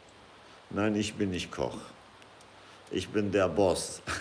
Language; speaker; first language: German; non-native, fluent; Kurdish